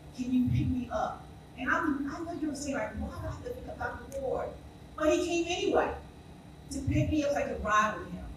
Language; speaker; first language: English; native; English